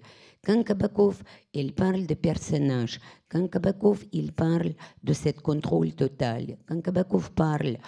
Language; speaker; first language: French; non-native, fluent; Russian